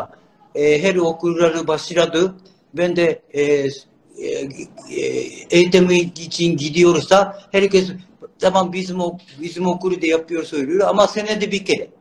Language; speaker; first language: Turkish; non-native, learner; Japanese